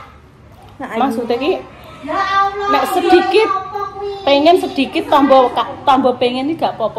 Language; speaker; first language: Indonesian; non-native, local second language; Javanese